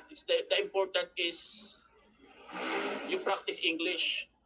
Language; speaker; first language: English; non-native, learner; Filipino